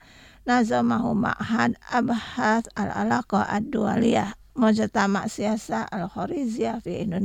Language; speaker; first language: Arabic; non-native, fluent; Indonesian